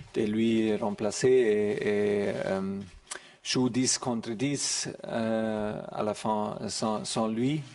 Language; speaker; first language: French; non-native, learner; German